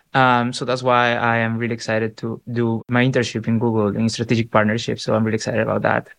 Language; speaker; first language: English; non-native, fluent; Spanish